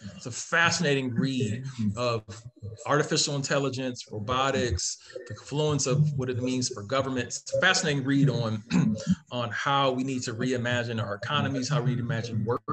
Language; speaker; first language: English; native; English